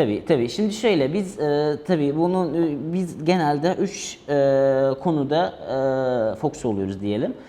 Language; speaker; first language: Turkish; non-native, fluent; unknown